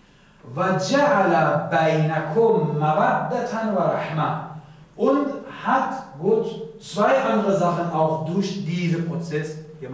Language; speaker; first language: German; non-native, learner; Persian